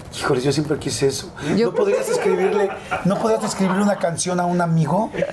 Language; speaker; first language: Spanish; native; Spanish